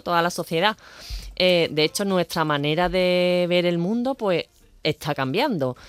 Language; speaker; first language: Spanish; native; Spanish